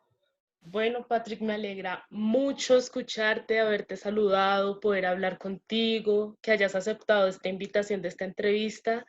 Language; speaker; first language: Spanish; native; Spanish